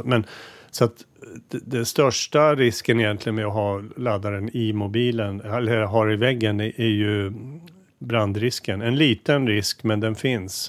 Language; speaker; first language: Swedish; native; Swedish